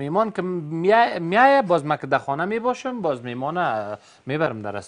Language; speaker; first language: Persian; native; Persian